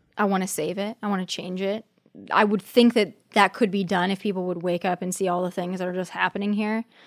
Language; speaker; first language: English; native; English